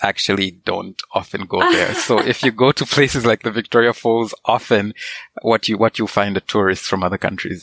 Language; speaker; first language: English; non-native, local second language; Nyanja